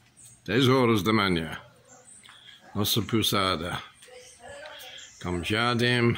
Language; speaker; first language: Portuguese; non-native, learner; English